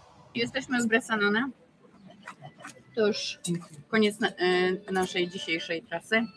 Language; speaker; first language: Polish; native; Polish